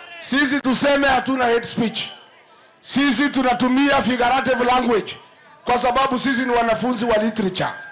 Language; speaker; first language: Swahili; non-native, local second language; Kikuyu